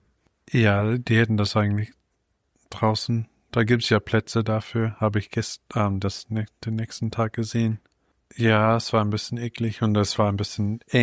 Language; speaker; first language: German; non-native, fluent; English